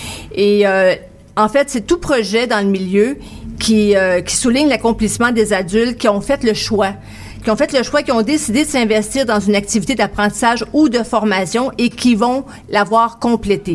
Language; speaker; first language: French; native; French